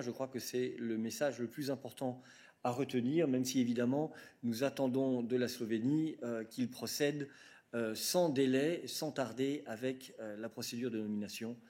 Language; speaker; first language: French; native; French